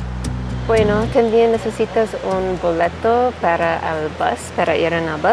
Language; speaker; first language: Spanish; non-native, fluent; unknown